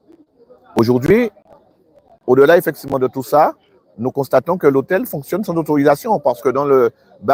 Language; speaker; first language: French; native; French